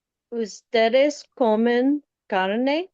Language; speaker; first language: Spanish; non-native, learner; English